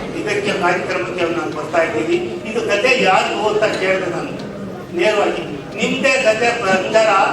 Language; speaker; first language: Kannada; non-native, local second language; Urdu